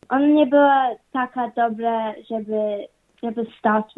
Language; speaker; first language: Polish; early bilingual, heritage; English